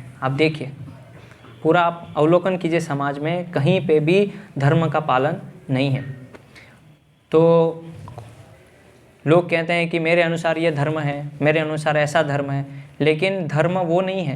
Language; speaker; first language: Hindi; native; Hindi